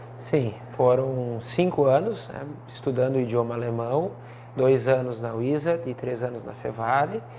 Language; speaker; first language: Portuguese; native; Portuguese